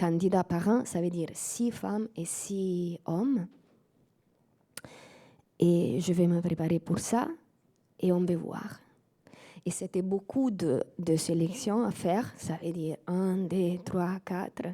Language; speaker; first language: French; non-native, fluent; Italian